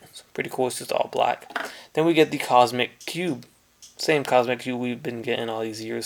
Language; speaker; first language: English; native; English